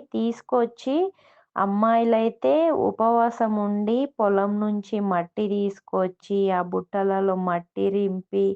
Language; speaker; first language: Telugu; non-native, local second language; Lambadi